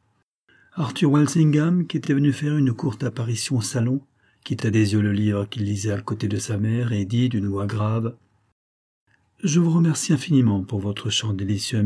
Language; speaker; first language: French; native; French